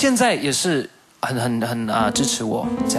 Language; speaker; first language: Chinese; early bilingual, heritage; Chinese